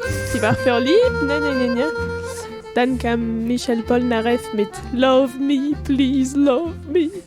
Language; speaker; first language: German; non-native, fluent; French